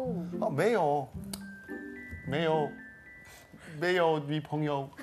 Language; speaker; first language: Chinese; non-native, learner; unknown